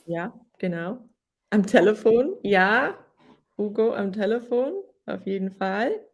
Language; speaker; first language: German; non-native, fluent; English